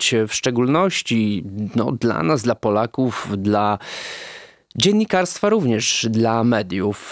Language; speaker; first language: Polish; native; Polish